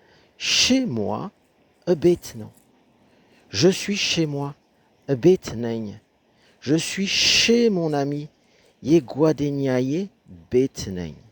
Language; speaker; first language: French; non-native, fluent; Amharic